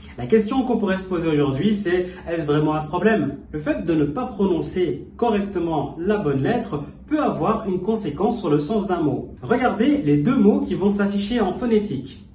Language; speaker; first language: French; native; French